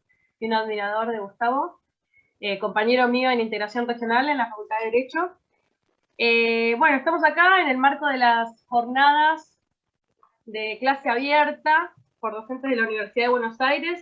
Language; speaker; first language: Spanish; native; Spanish